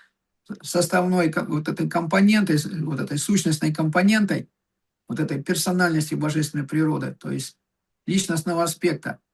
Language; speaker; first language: Russian; native; Russian